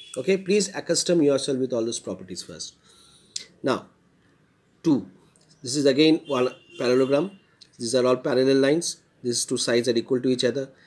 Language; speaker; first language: English; non-native, local second language; Bangla